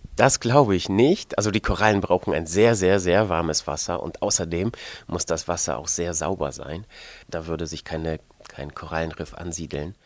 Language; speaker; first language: German; non-native, fluent; Polish